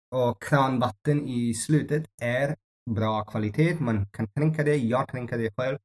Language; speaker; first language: Swedish; non-native, learner; English